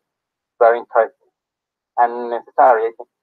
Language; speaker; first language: English; non-native, learner; Spanish